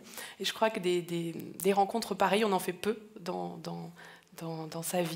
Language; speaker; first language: French; native; French